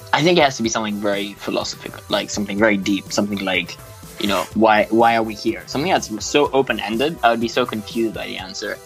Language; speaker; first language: English; non-native, fluent; French